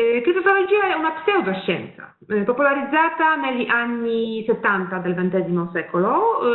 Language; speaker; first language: Italian; non-native, fluent; Polish